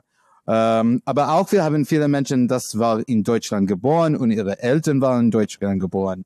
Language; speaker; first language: German; non-native, learner; English